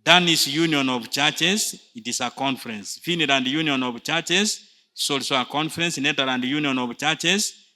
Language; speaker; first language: English; non-native, local second language; Swahili